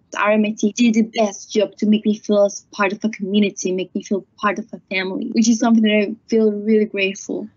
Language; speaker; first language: English; non-native, fluent; Indonesian